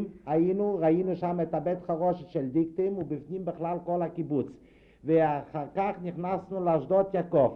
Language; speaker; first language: Hebrew; non-native, fluent; Yiddish